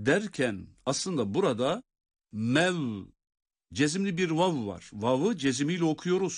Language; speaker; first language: Turkish; native; Turkish